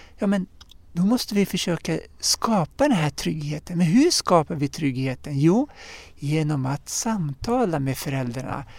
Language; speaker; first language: Swedish; early bilingual, other home language; Arabic